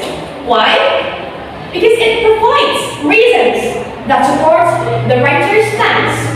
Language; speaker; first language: English; non-native, fluent; Indonesian